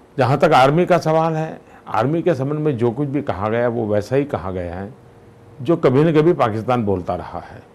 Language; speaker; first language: Hindi; non-native, local second language; Gujarati